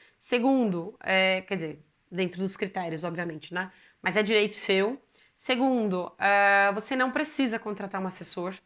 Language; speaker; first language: Portuguese; native; Portuguese